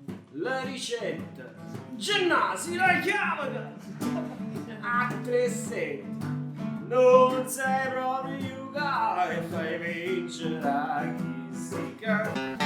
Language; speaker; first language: Italian; native; Italian